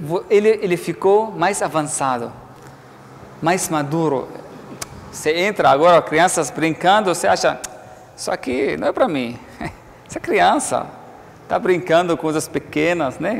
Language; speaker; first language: Portuguese; non-native, learner; Arabic